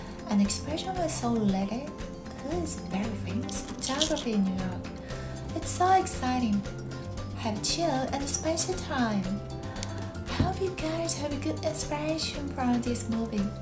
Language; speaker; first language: English; non-native, learner; Japanese